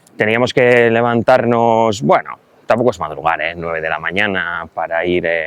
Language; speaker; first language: Spanish; native; Spanish